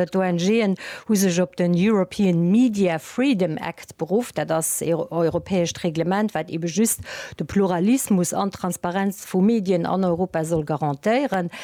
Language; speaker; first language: Luxembourgish; native; Luxembourgish